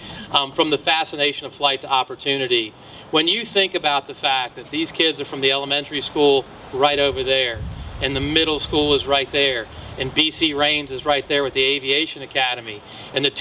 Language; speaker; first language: English; native; English